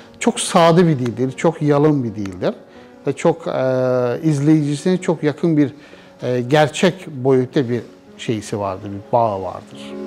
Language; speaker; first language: Turkish; non-native, fluent; Persian